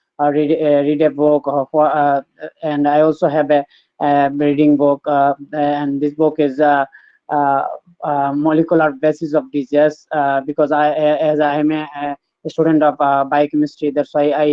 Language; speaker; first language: English; non-native, learner; Bangla